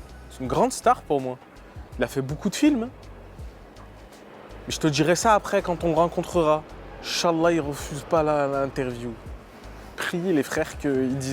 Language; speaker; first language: French; native; French